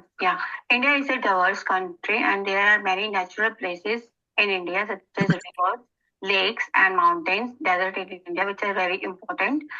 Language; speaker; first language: English; non-native, learner; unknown